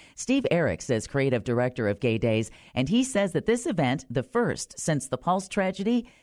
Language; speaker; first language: English; native; English